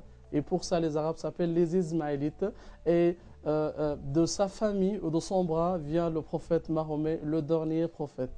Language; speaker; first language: French; non-native, fluent; Arabic